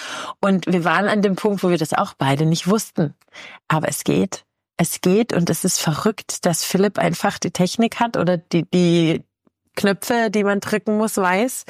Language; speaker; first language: German; native; German